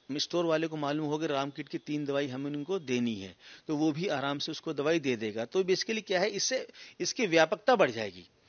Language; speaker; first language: Hindi; native; Hindi